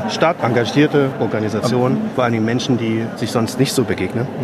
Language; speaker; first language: German; native; German